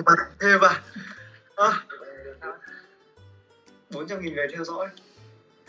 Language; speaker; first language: Korean; non-native, learner; Vietnamese